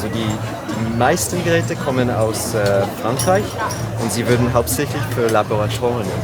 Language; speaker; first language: German; non-native, learner; French